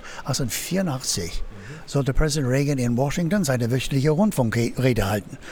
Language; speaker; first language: German; non-native, fluent; English